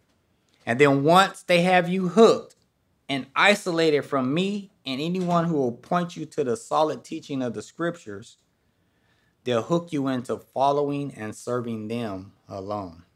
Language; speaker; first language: English; native; English